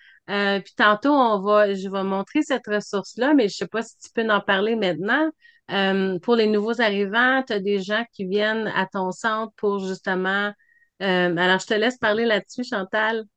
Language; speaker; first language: French; native; French